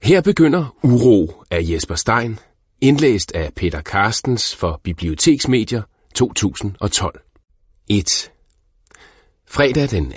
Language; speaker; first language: Danish; native; Danish